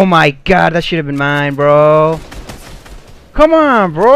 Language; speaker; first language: English; native; English